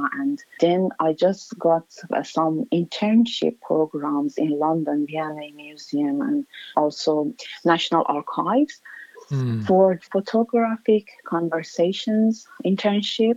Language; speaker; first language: English; non-native, fluent; Persian